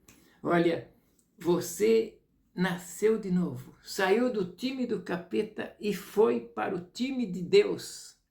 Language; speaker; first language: Portuguese; native; Portuguese